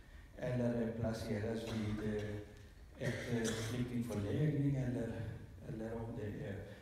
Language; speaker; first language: Swedish; non-native, fluent; Kurdish